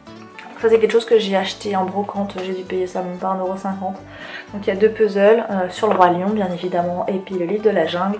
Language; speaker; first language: French; native; French